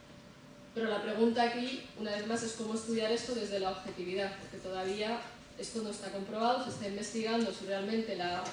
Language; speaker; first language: Spanish; native; Spanish